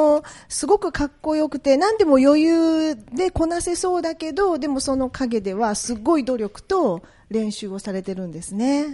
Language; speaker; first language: Japanese; native; Japanese